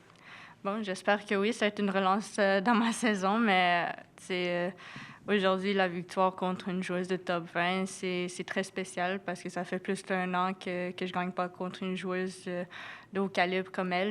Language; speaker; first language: French; non-native, local second language; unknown